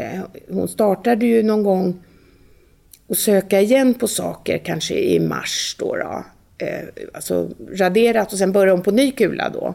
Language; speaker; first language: Swedish; native; Swedish